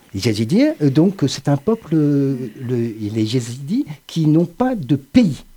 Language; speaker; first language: French; native; French